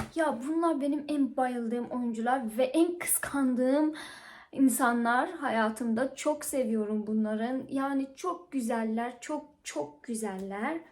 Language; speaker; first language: Turkish; non-native, fluent; Persian